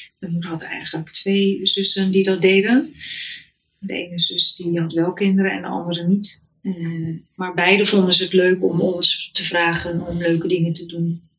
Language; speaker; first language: Dutch; native; Dutch